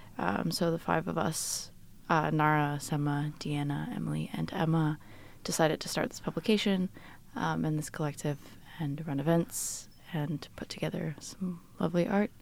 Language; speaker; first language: English; early bilingual, other home language; Portuguese